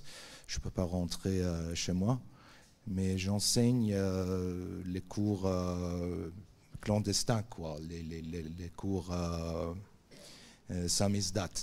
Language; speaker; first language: French; non-native, fluent; Persian